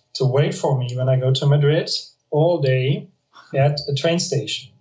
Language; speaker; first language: English; non-native, fluent; German